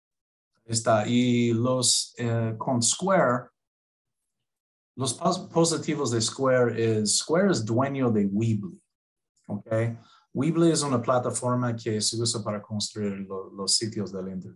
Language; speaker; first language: Spanish; non-native, fluent; English